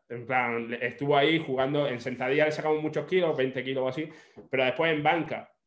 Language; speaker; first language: Spanish; native; Spanish